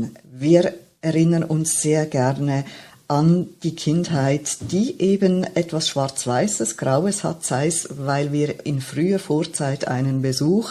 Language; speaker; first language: German; native; German